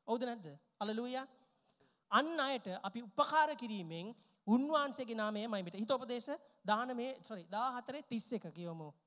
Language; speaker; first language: Sinhala; non-native, local second language; Tamil